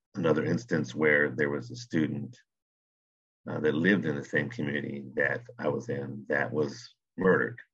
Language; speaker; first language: English; native; English